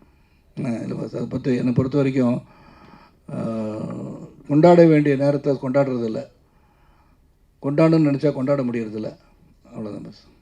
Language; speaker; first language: Tamil; native; Tamil